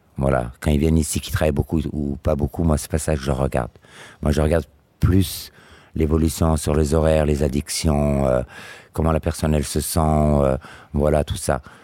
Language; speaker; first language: French; native; French